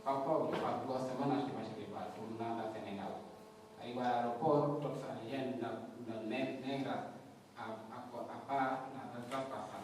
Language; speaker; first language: Catalan; non-native, fluent; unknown